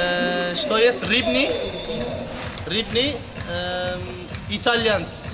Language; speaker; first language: Russian; non-native, learner; Turkish